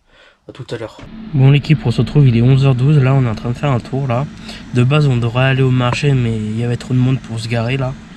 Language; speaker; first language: French; native; French